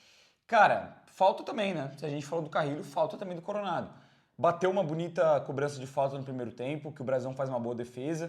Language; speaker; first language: Portuguese; native; Portuguese